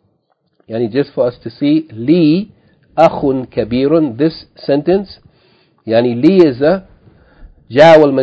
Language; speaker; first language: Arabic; non-native, fluent; English